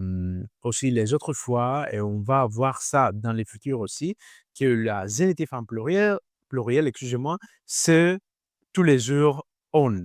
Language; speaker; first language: French; non-native, learner; Greek